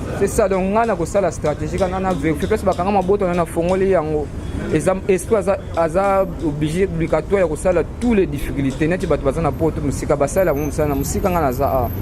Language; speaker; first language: Lingala; non-native, local second language; Kongo